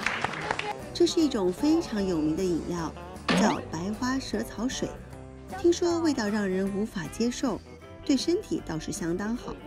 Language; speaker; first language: Chinese; native; Chinese